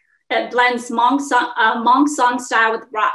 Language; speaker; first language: English; early bilingual, other home language; Hmong